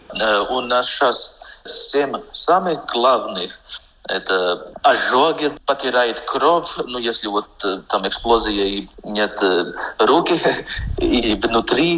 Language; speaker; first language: Russian; non-native, local second language; Latvian